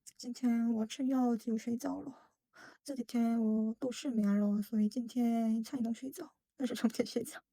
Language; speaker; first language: Chinese; non-native, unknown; Korean